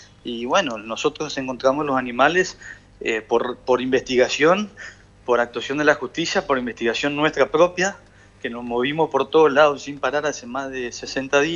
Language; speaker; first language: Spanish; native; Spanish